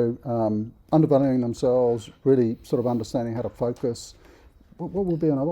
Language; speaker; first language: English; native; English